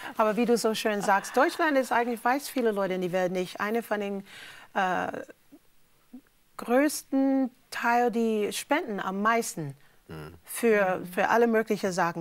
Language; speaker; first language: German; non-native, fluent; English